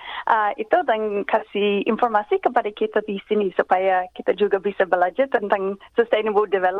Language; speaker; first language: Indonesian; non-native, fluent; English